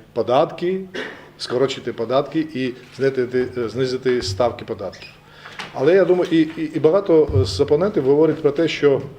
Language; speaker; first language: Ukrainian; non-native, learner; Georgian